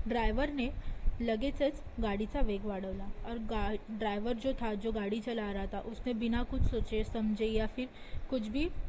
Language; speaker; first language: Hindi; non-native, local second language; Marathi